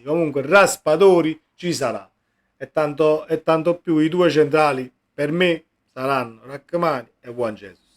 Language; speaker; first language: Italian; native; Italian